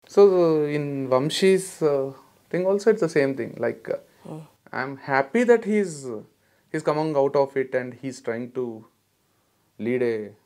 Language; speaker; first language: English; non-native, local second language; Telugu